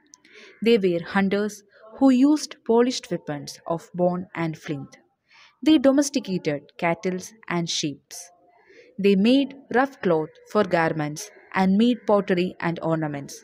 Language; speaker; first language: English; non-native, local second language; Malayalam